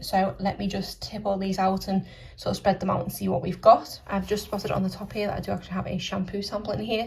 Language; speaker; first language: English; native; English